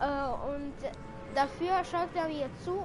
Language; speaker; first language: German; early bilingual, other home language; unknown